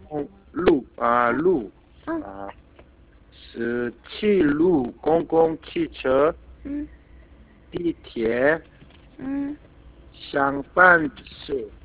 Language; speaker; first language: Chinese; non-native, learner; Korean